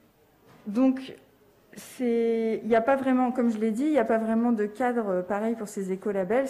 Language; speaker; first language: French; native; French